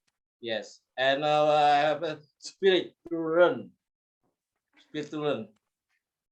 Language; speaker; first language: English; non-native, learner; Indonesian